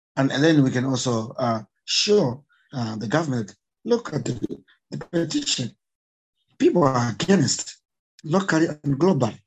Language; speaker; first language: English; non-native, local second language; Bemba